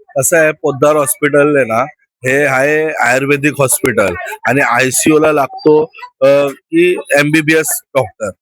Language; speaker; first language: Marathi; native; Marathi